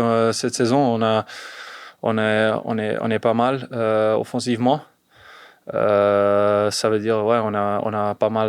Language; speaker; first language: French; non-native, fluent; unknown